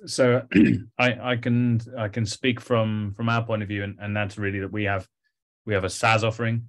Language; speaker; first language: English; native; English